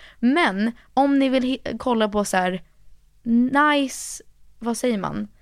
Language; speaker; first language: Swedish; early bilingual, heritage; Swedish